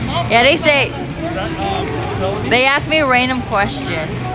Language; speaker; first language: English; non-native, fluent; Vietnamese